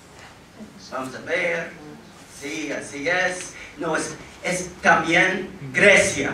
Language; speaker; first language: Spanish; non-native, fluent; English